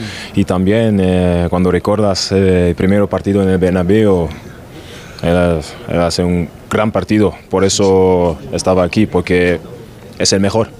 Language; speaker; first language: Spanish; non-native, learner; German